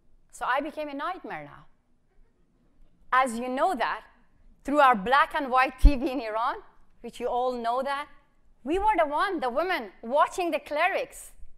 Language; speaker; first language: English; non-native, fluent; Persian